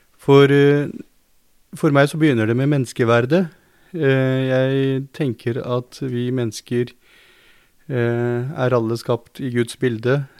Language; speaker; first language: Norwegian; early bilingual, other home language; Punjabi